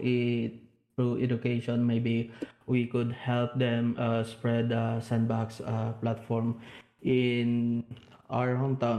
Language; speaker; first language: English; non-native, local second language; Hiligaynon